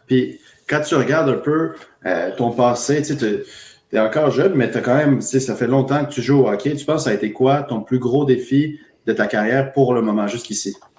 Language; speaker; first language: French; native; French